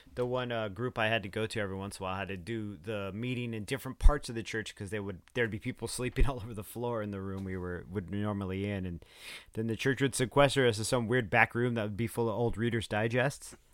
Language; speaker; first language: English; native; English